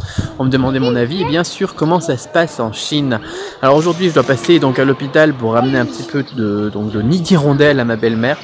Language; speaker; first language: French; native; French